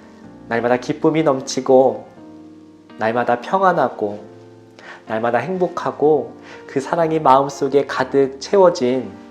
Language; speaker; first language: Korean; native; Korean